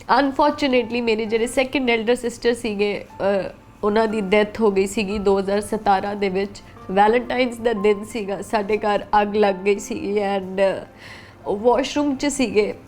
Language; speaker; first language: Punjabi; native; Punjabi